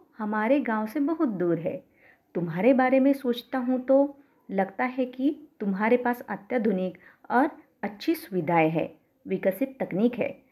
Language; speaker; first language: Hindi; non-native, local second language; Marathi